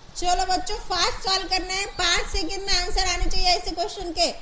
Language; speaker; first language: Hindi; non-native, local second language; Marathi